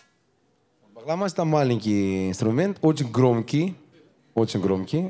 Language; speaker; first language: Russian; non-native, learner; Greek